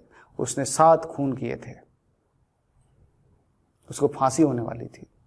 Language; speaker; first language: Hindi; native; Hindi